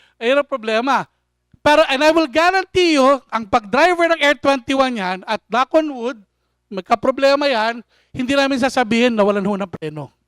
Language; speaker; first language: Filipino; native; Filipino